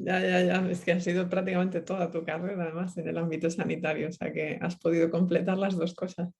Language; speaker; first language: Spanish; native; Spanish